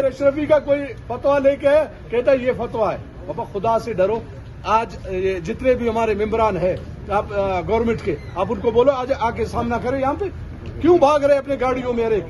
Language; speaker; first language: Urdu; non-native, local second language; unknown